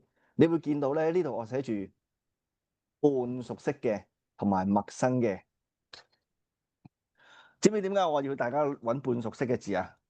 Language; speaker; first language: Cantonese; native; Cantonese